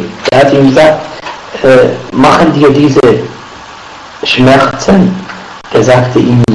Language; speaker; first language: German; non-native, fluent; Arabic